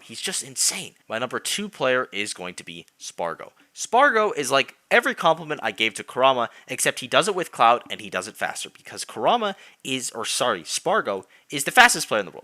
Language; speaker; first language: English; native; English